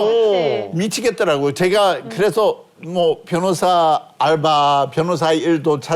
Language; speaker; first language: Korean; non-native, fluent; English